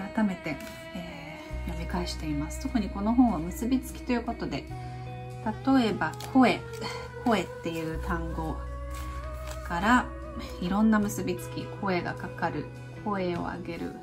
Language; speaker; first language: Japanese; native; Japanese